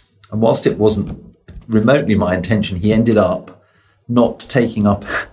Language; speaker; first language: English; native; English